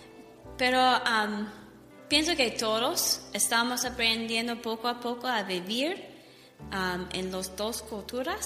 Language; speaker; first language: Spanish; non-native, learner; English